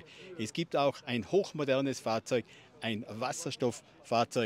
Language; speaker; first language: German; native; German